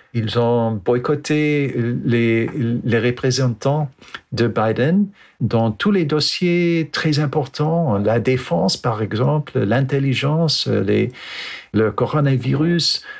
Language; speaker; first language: French; non-native, fluent; English